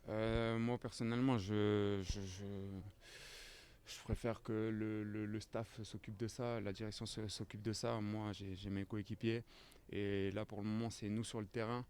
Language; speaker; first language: French; native; French